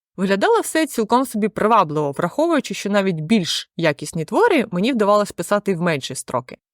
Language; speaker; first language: Ukrainian; native; Ukrainian